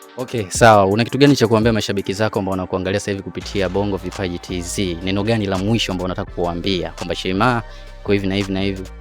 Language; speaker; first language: Swahili; native; Swahili